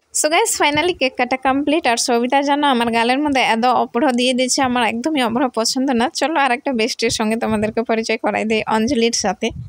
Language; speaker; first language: Bangla; non-native, local second language; Sadri